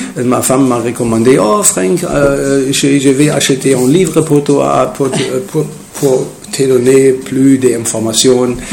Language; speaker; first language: French; non-native, learner; German